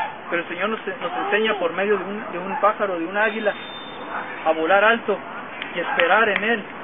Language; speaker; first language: Spanish; early bilingual, heritage; Spanish